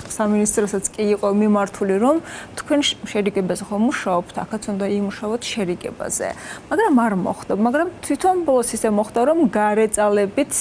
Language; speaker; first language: Georgian; non-native, local second language; Azerbaijani